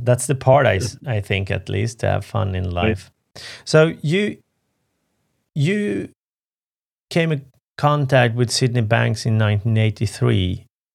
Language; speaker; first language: English; non-native, fluent; Swedish